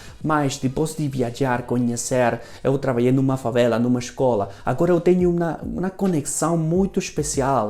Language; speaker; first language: Portuguese; non-native, fluent; Spanish